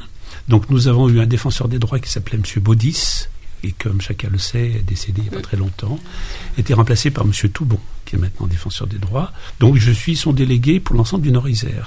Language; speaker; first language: French; native; French